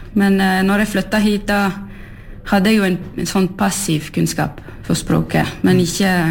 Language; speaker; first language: Norwegian; non-native, fluent; French